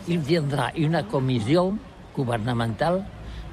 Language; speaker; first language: French; non-native, learner; Catalan